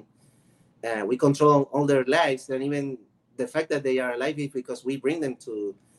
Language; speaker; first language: English; non-native, fluent; Spanish